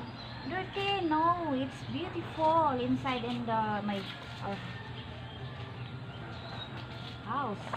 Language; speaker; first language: English; non-native, learner; Filipino